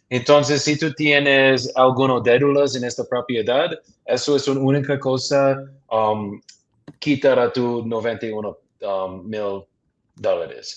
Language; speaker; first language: Spanish; non-native, learner; English